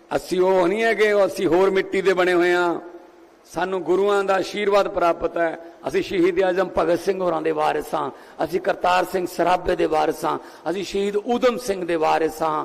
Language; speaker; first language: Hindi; non-native, local second language; Punjabi